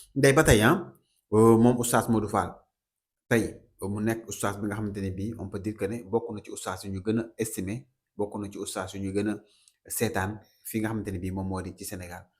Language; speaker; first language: Wolof; native; Wolof